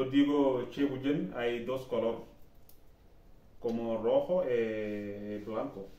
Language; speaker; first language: Spanish; non-native, learner; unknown